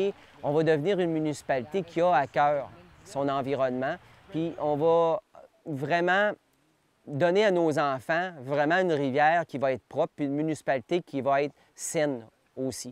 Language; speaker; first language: French; native; French